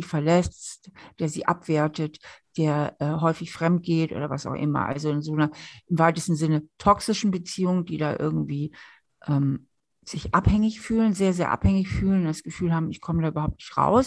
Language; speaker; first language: German; native; German